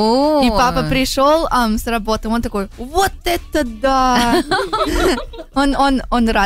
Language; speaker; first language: Russian; early bilingual, heritage; Russian